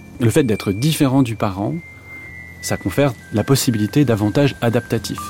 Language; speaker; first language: French; native; French